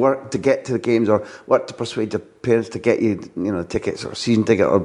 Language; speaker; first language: English; native; English